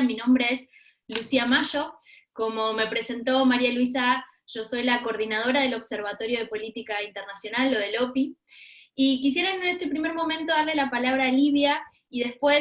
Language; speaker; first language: Spanish; native; Spanish